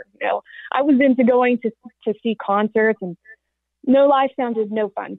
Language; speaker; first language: English; native; English